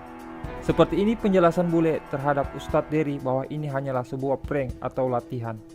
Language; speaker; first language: Indonesian; native; Indonesian